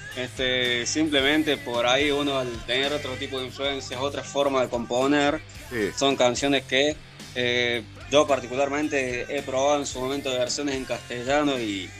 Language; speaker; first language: Spanish; native; Spanish